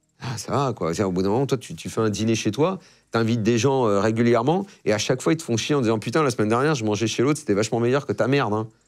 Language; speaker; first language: French; native; French